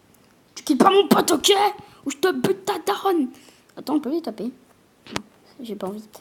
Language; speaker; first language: French; native; French